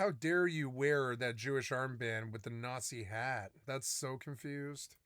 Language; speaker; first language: English; native; English